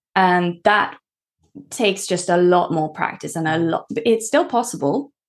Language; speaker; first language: English; early bilingual, other home language; Norwegian